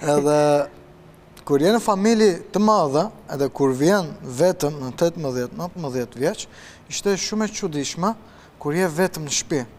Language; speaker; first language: Albanian; non-native, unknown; Turkish